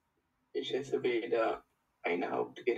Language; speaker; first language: German; non-native, learner; Bangla